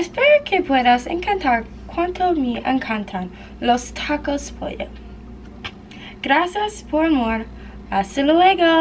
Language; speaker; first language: Spanish; non-native, learner; English